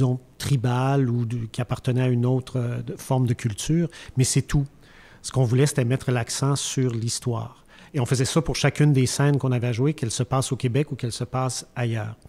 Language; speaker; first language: French; native; French